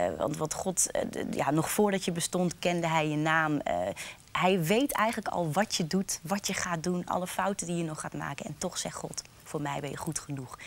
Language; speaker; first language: Dutch; native; Dutch